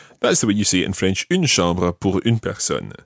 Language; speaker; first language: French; non-native, fluent; English